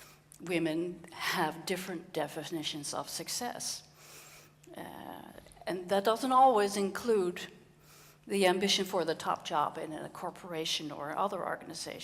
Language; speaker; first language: English; non-native, fluent; Dutch